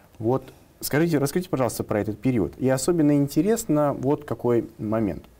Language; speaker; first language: Russian; non-native, local second language; Tatar